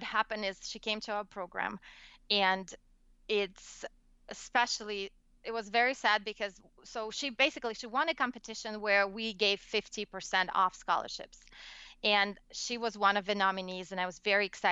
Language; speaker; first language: English; non-native, fluent; Russian